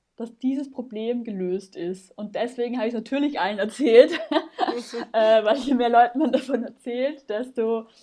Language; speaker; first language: German; native; German